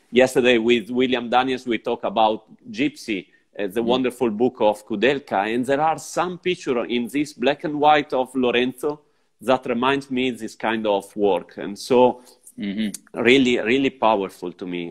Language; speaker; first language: English; non-native, fluent; Italian